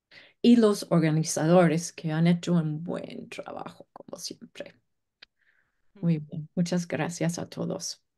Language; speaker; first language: Spanish; non-native, fluent; English